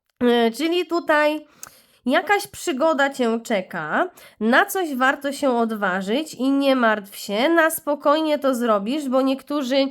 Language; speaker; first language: Polish; native; Polish